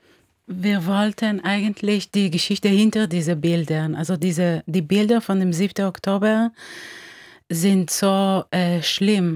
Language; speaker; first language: German; non-native, fluent; Hebrew